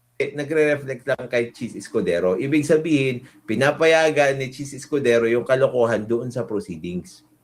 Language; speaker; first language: Filipino; non-native, local second language; Iloko